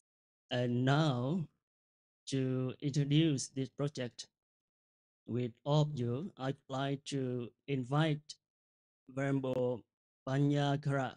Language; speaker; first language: English; non-native, fluent; Vietnamese